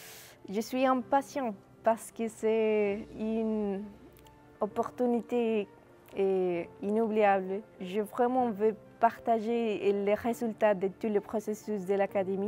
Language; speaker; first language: French; non-native, fluent; Spanish